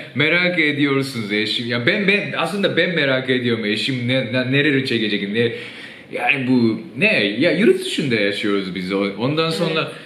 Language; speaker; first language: Turkish; non-native, fluent; Japanese